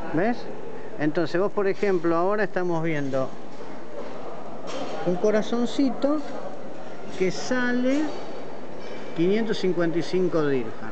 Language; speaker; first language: Spanish; native; Spanish